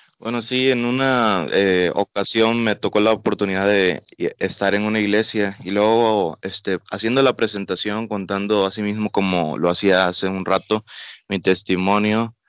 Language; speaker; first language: Spanish; native; Spanish